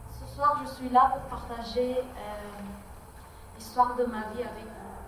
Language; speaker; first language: French; non-native, learner; Persian